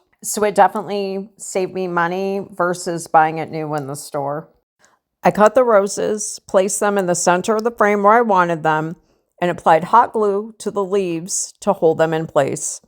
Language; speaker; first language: English; native; English